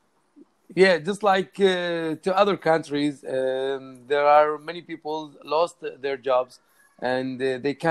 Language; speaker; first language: English; non-native, learner; Arabic